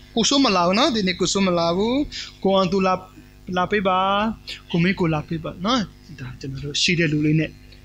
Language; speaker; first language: Burmese; non-native, local second language; S'gaw Karen